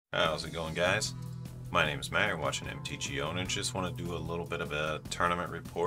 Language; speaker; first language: English; native; English